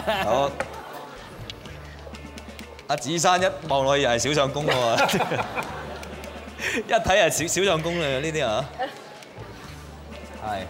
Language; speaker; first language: Cantonese; native; Cantonese